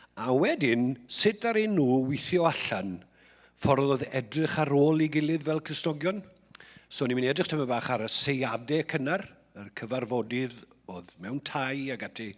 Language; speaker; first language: Welsh; native; Welsh